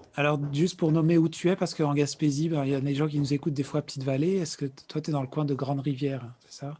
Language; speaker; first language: French; native; French